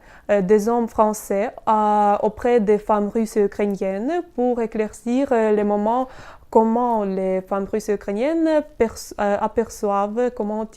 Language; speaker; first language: French; non-native, fluent; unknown